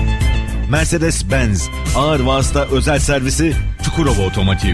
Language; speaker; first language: Turkish; native; Turkish